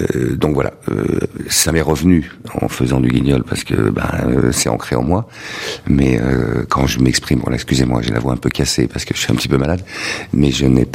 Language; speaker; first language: French; native; French